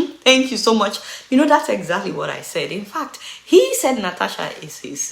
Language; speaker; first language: English; non-native, local second language; Yoruba